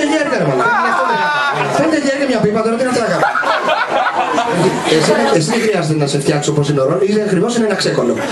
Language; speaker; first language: Greek; native; Greek